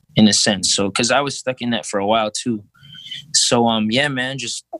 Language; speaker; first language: English; early bilingual, other home language; Filipino